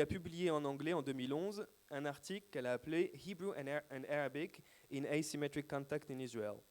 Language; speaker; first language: French; native; French